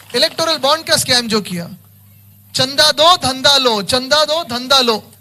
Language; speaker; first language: Hindi; non-native, local second language; Marathi